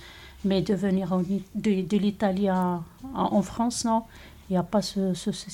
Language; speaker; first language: French; non-native, local second language; Arabic